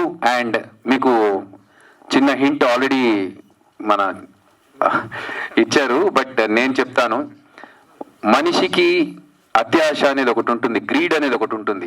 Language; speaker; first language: Telugu; native; Telugu